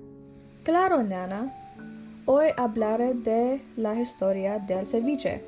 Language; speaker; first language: Spanish; non-native, learner; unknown